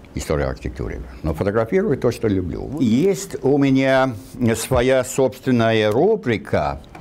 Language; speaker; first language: Russian; non-native, fluent; English